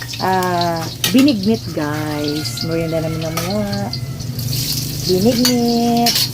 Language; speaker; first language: Filipino; native; Filipino